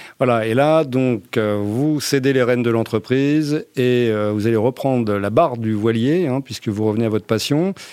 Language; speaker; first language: French; native; French